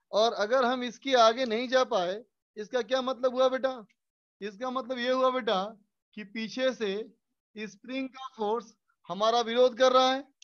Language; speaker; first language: Hindi; native; Hindi